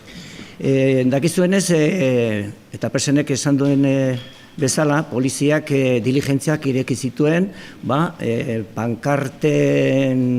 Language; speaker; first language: Basque; non-native, local second language; Spanish